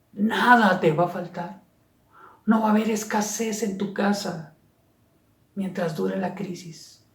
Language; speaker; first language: Spanish; native; Spanish